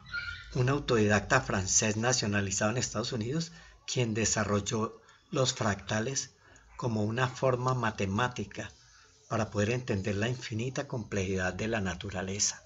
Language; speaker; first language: Spanish; native; Spanish